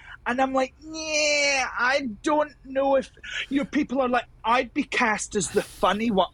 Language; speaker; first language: English; native; English